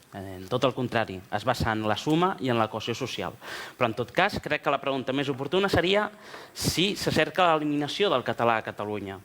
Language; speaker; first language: Catalan; early bilingual, other home language; Spanish